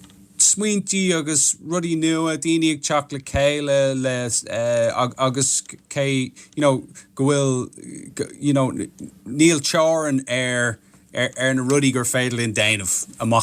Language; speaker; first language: Irish; non-native, local second language; English